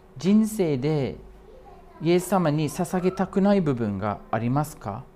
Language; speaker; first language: Japanese; non-native, fluent; English